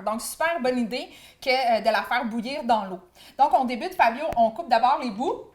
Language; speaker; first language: French; native; French